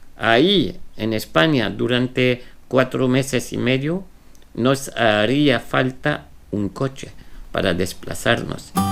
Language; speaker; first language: Spanish; non-native, fluent; French